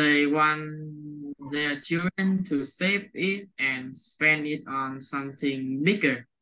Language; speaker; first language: English; non-native, learner; Vietnamese